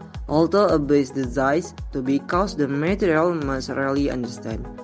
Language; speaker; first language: English; non-native, learner; Indonesian